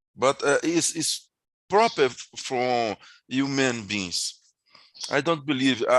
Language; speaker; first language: English; non-native, learner; Portuguese